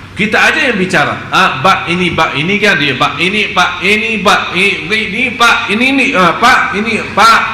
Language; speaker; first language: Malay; non-native, fluent; Arabic